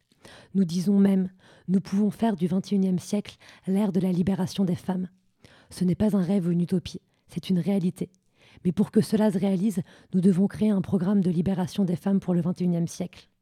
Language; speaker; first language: French; native; French